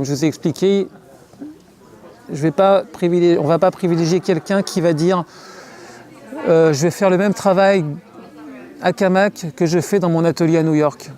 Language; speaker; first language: French; native; French